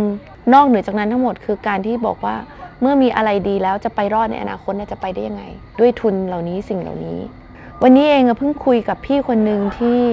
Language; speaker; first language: Thai; native; Thai